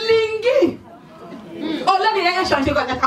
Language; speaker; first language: Dutch; non-native, fluent; Lingala